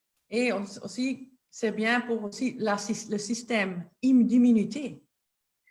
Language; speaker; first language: French; non-native, local second language; Dutch